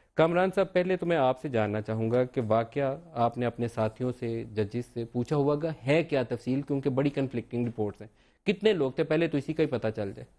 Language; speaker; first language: Urdu; native; Urdu